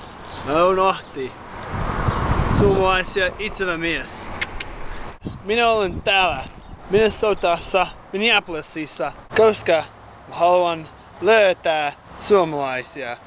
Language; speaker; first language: Finnish; non-native, learner; English